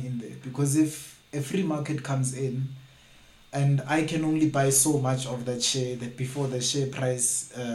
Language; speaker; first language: English; non-native, local second language; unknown